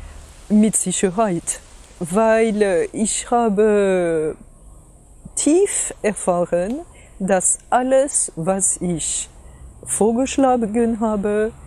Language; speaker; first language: German; non-native, fluent; French